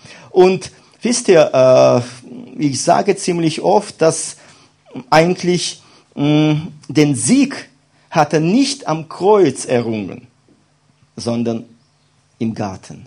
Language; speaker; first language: German; non-native, fluent; Russian